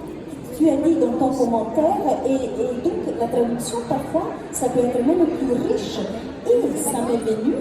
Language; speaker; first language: French; non-native, fluent; Italian